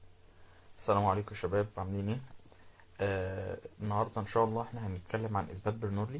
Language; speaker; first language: Arabic; native; Arabic